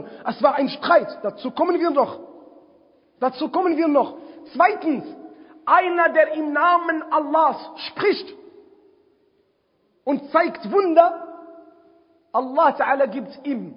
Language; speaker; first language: German; non-native, fluent; Arabic